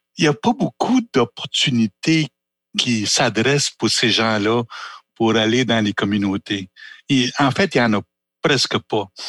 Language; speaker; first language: French; non-native, local second language; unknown